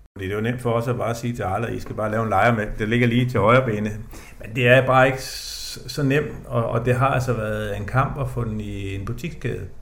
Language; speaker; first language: Danish; native; Danish